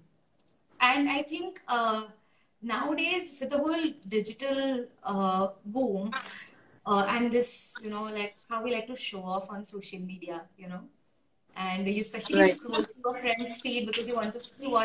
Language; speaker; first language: English; non-native, local second language; Hindi